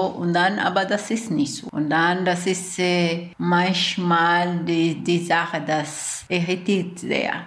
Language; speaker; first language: German; non-native, learner; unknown